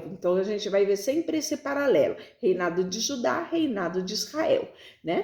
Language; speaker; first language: Portuguese; native; Portuguese